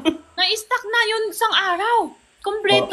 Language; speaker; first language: Filipino; non-native, learner; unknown